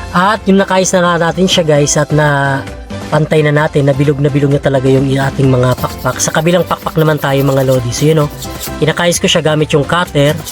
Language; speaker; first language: Filipino; non-native, local second language; Bikol